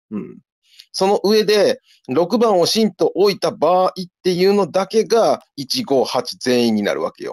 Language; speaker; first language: Japanese; native; Japanese